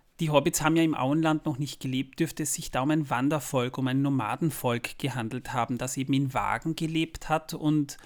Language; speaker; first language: German; native; German